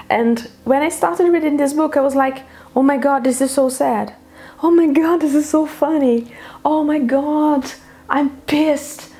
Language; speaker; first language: English; non-native, fluent; Portuguese